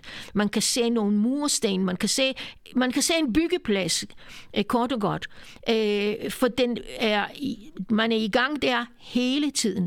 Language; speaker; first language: Danish; non-native, fluent; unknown